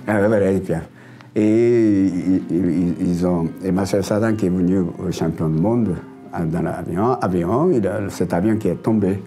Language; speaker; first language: French; non-native, learner; Japanese